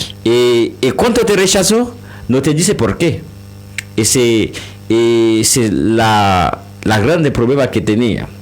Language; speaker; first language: Spanish; non-native, learner; Haitian Creole